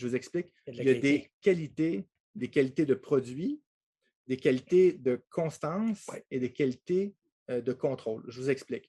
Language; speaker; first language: French; native; French